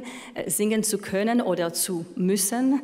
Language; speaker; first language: German; non-native, fluent; Hebrew